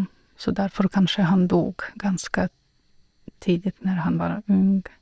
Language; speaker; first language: Swedish; non-native, fluent; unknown